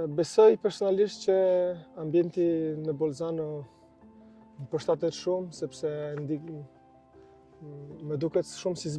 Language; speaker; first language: Albanian; early bilingual, heritage; Albanian